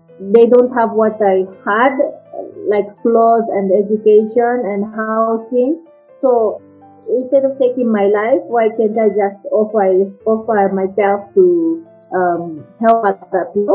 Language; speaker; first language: English; non-native, fluent; Japanese